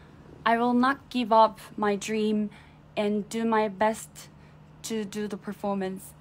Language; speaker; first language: English; non-native, learner; Chinese